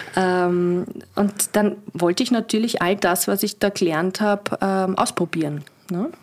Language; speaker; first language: German; native; German